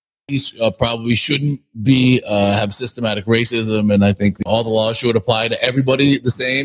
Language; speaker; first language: English; native; English